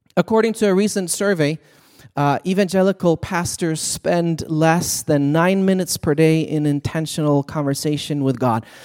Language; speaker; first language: English; non-native, fluent; Swedish